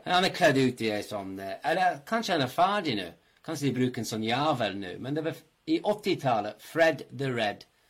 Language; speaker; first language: Norwegian; non-native, fluent; English